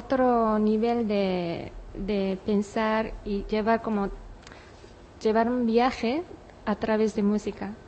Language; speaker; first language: Spanish; non-native, learner; Japanese